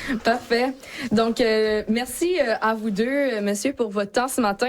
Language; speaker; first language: French; native; French